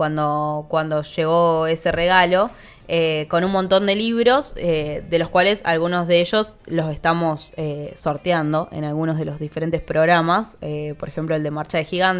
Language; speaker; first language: Spanish; native; Spanish